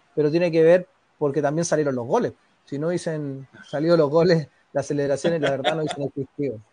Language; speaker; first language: Spanish; native; Spanish